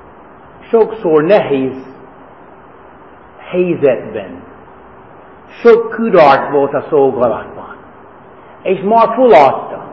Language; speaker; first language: Hungarian; non-native, fluent; English